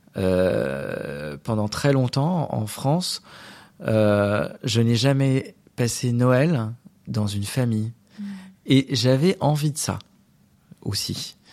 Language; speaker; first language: French; non-native, local second language; Arabic